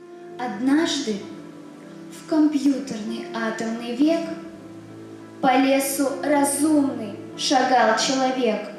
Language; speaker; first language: Russian; native; Russian